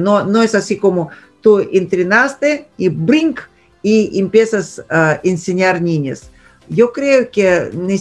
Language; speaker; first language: Spanish; non-native, fluent; Russian